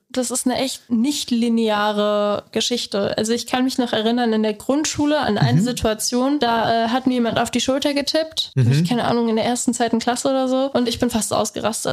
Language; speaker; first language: German; native; German